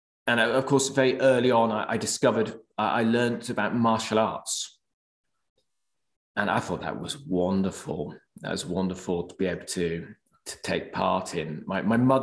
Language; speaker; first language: English; native; English